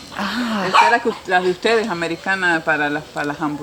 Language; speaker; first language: Spanish; native; Spanish